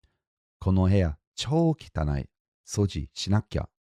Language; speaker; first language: Japanese; non-native, fluent; English